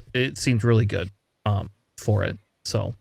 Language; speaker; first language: English; native; English